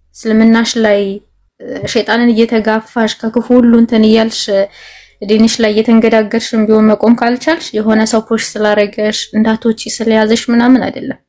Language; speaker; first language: Amharic; native; Amharic